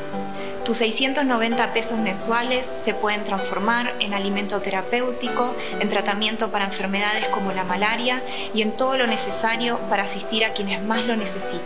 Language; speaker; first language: Spanish; native; Spanish